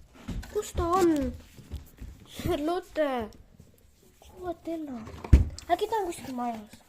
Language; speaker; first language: Estonian; non-native, local second language; Russian